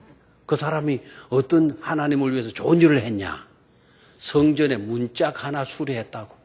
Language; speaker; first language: Korean; native; Korean